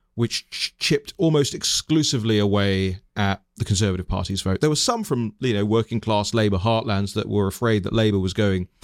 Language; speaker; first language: English; native; English